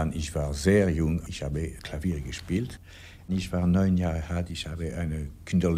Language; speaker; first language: German; non-native, learner; French